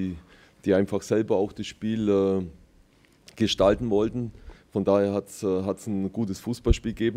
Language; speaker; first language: German; native; German